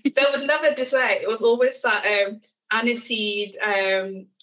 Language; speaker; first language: English; native; English